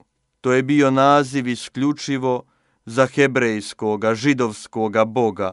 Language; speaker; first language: Croatian; native; Croatian